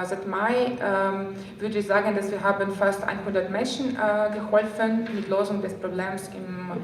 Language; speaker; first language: German; non-native, fluent; Ukrainian